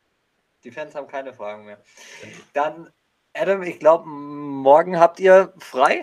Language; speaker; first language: German; native; German